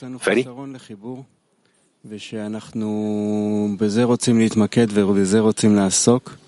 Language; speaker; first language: Hebrew; non-native, fluent; Hungarian